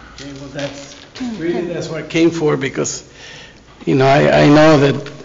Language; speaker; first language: English; native; English